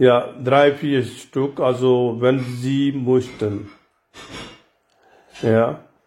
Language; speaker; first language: German; non-native, learner; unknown